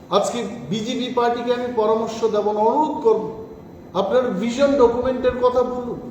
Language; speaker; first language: Bangla; non-native, local second language; Kok Borok